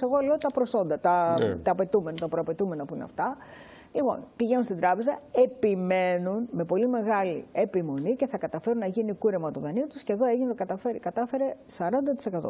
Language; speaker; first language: Greek; native; Greek